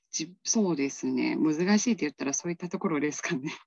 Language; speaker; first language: Japanese; non-native, fluent; Burmese